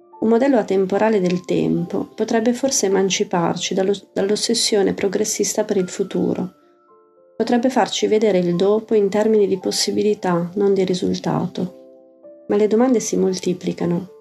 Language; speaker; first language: Italian; native; Italian